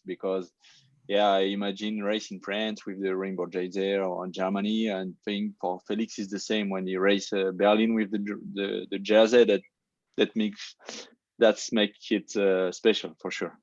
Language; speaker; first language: English; non-native, learner; French